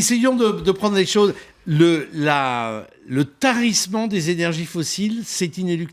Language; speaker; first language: French; native; French